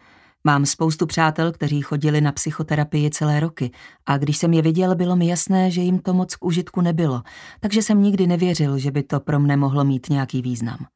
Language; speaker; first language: Czech; native; Czech